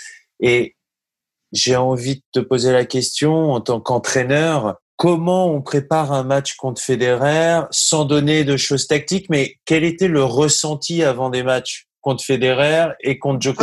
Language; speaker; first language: French; native; French